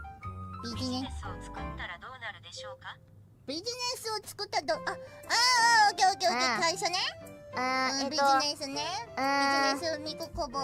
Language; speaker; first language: Japanese; non-native, learner; Indonesian